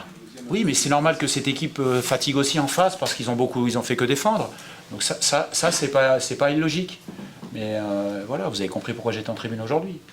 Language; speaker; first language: French; native; French